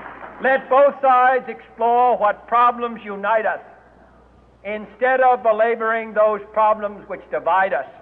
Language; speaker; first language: English; native; English